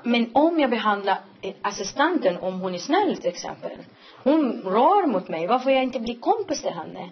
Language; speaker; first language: Swedish; non-native, learner; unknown